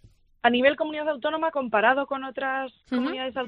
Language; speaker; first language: Spanish; native; Spanish